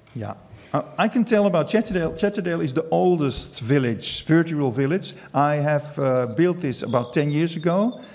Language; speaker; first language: English; non-native, fluent; Dutch